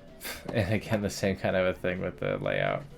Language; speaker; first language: English; native; English